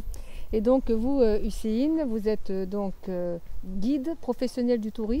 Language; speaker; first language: French; native; French